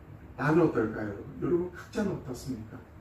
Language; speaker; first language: Korean; native; Korean